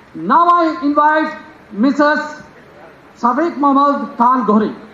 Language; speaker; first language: English; non-native, local second language; Kannada